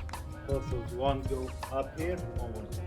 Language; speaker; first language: English; non-native, fluent; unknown